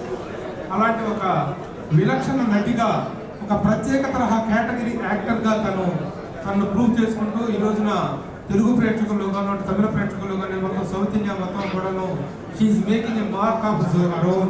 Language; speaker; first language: Telugu; native; Telugu